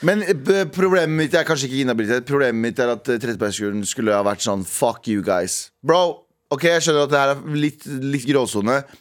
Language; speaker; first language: Norwegian; native; Norwegian